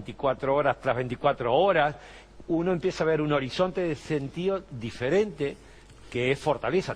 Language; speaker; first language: Spanish; native; Spanish